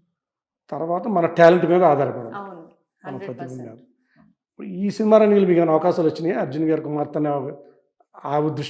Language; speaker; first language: Telugu; native; Telugu